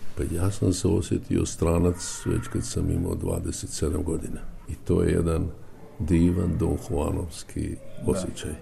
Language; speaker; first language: Croatian; native; Croatian